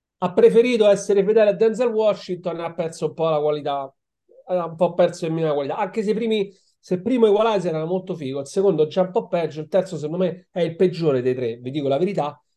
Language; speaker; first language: Italian; native; Italian